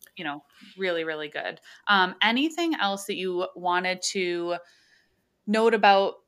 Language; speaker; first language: English; early bilingual, other home language; Slovak